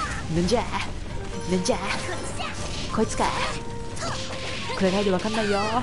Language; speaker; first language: Japanese; native; Japanese